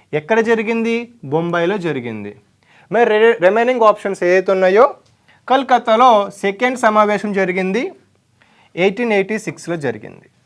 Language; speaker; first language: Telugu; native; Telugu